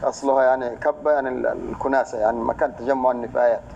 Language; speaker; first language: Arabic; native; Arabic